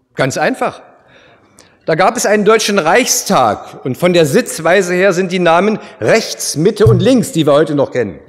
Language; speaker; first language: German; native; German